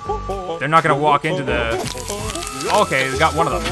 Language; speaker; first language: English; native; English